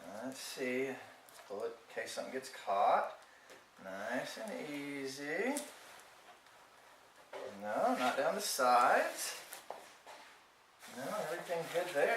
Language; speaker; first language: English; native; English